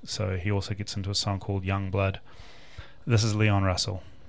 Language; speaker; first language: English; native; English